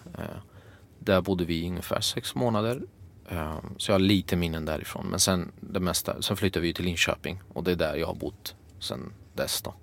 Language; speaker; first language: Swedish; early bilingual, other home language; Kurdish